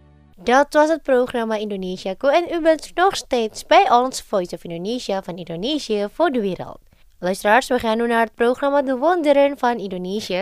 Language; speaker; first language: Dutch; non-native, fluent; Indonesian